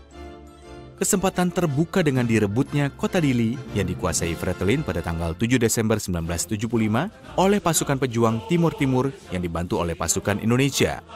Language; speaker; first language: Indonesian; native; Indonesian